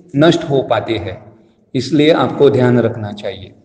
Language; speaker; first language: Hindi; non-native, local second language; Konkani